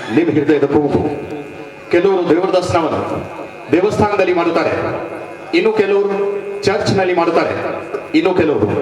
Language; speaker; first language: Kannada; non-native, local second language; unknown